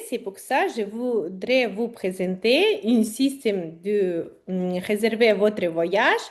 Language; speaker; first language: French; non-native, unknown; Ukrainian